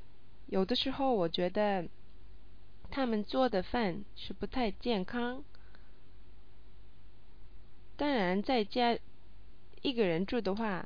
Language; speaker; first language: Chinese; non-native, learner; English